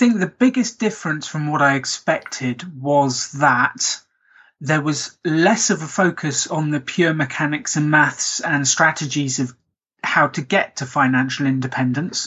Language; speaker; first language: English; native; English